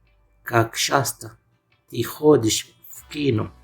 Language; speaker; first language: Russian; non-native, fluent; Arabic